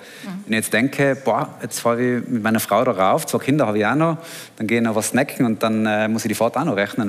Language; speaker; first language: German; native; German